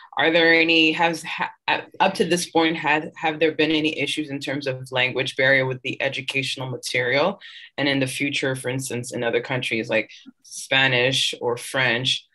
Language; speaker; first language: English; early bilingual, other home language; French